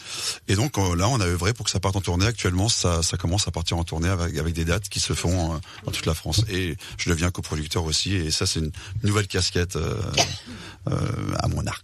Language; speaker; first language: French; native; French